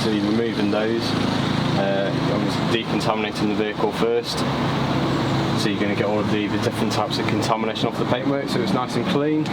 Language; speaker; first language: English; native; English